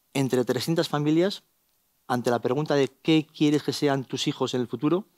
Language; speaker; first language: Spanish; native; Spanish